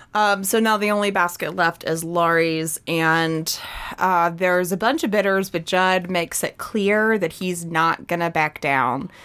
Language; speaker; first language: English; native; English